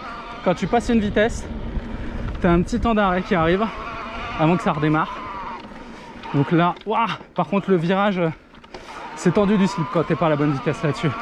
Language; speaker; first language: French; native; French